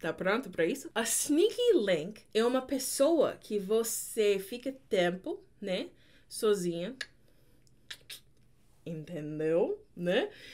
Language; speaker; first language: Portuguese; non-native, fluent; English